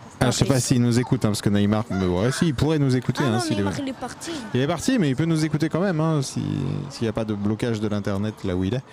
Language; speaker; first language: French; native; French